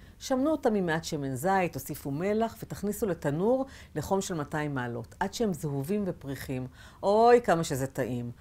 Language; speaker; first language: Hebrew; native; Hebrew